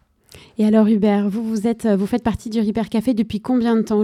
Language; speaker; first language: French; native; French